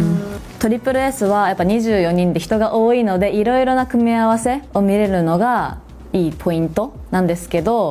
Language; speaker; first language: Japanese; native; Japanese